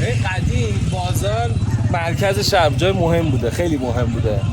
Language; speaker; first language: Persian; native; Persian